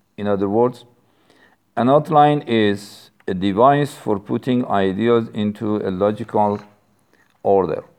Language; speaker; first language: English; non-native, fluent; Persian